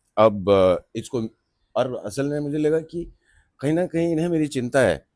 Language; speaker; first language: Hindi; non-native, local second language; Maithili